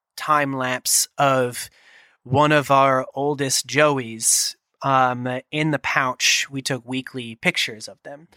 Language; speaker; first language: English; native; English